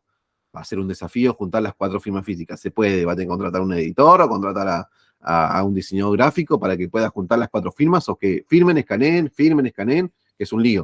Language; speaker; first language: Spanish; native; Spanish